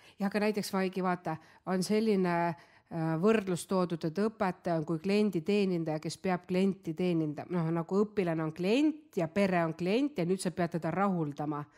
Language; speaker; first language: Estonian; non-native, local second language; Russian